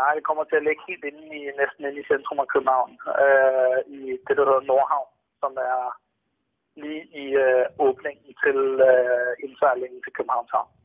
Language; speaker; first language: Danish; native; Danish